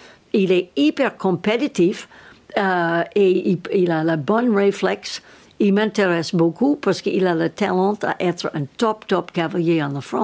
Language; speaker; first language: French; non-native, learner; English